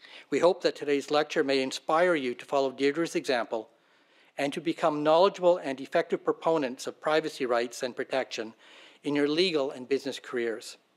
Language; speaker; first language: English; native; English